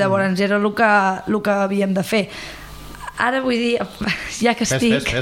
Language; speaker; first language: Catalan; native; Catalan